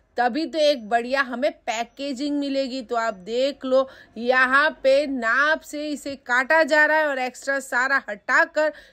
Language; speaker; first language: Hindi; non-native, local second language; Gujarati